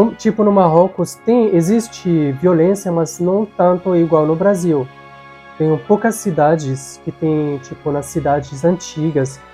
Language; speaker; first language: Portuguese; non-native, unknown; Arabic